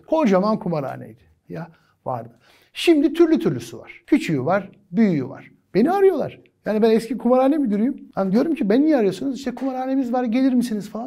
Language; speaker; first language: Turkish; native; Turkish